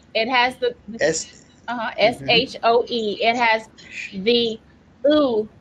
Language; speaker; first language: English; native; English